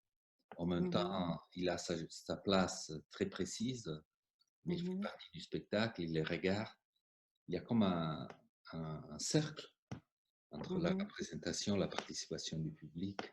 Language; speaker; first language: French; non-native, fluent; Italian